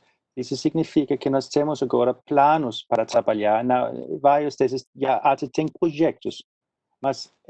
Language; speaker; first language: Portuguese; non-native, fluent; Swedish